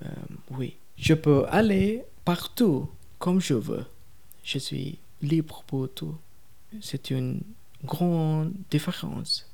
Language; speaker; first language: French; non-native, learner; Tamil